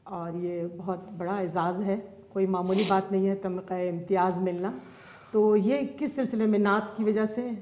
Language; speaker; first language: Urdu; native; Urdu